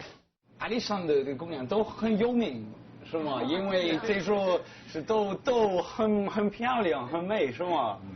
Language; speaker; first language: Chinese; non-native, learner; English